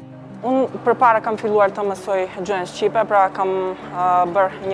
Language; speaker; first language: Albanian; non-native, local second language; Macedonian